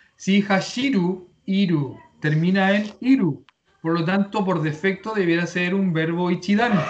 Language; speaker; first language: Spanish; native; Spanish